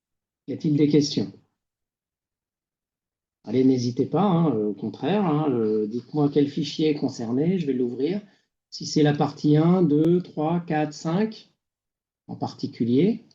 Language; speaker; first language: French; native; French